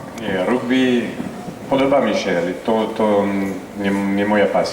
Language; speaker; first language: Polish; non-native, learner; French